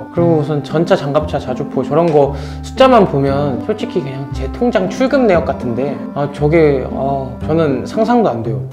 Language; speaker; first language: Korean; native; Korean